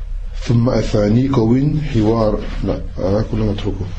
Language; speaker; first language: Arabic; non-native, fluent; French